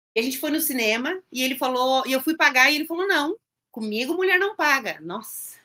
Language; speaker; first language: Portuguese; native; Portuguese